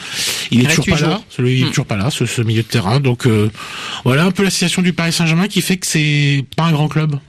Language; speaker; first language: French; native; French